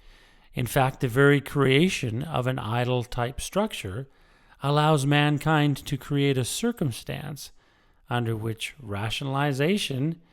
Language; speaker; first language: English; native; English